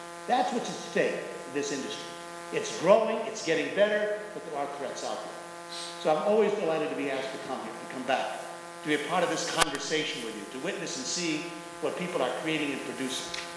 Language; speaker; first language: English; native; English